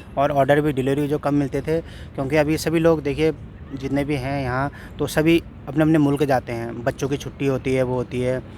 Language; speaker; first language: Hindi; native; Hindi